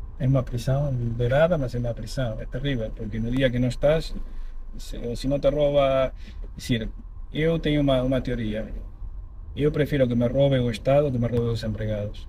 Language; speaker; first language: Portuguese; non-native, fluent; Spanish